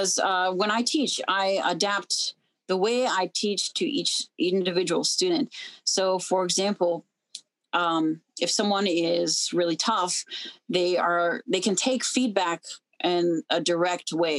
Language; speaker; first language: English; native; English